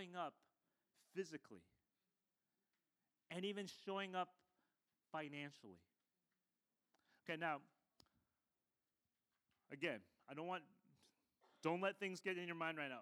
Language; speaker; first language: English; native; English